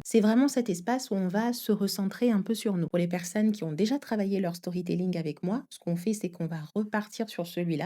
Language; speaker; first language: French; native; French